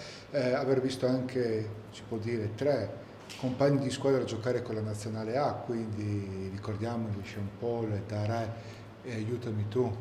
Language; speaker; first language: Italian; native; Italian